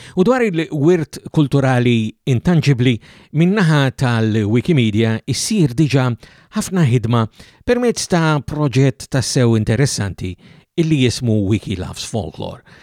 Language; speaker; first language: Maltese; native; Maltese